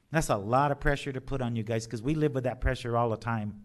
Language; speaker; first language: English; native; English